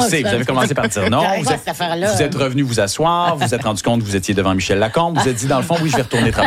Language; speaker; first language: French; native; French